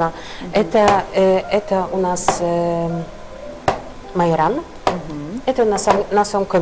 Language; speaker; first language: Russian; non-native, fluent; Polish